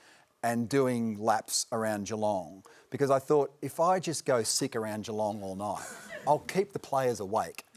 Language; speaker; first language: English; native; English